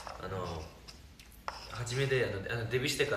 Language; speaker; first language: Japanese; non-native, fluent; Chinese